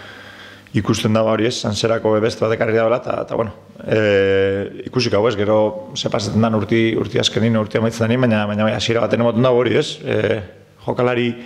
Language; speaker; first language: Basque; native; Basque